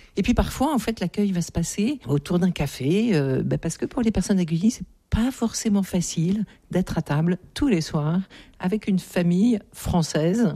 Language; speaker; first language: French; native; French